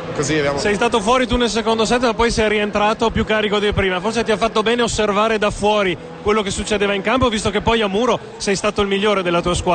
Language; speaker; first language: Italian; native; Italian